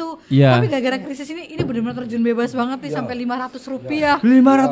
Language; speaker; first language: Indonesian; native; Indonesian